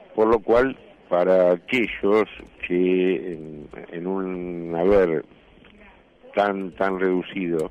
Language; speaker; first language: Spanish; native; Spanish